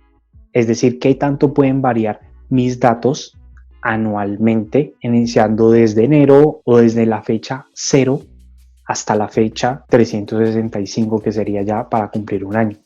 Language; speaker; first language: Spanish; native; Spanish